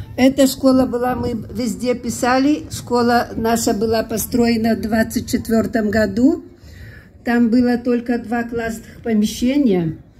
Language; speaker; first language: Russian; non-native, local second language; Karachay-Balkar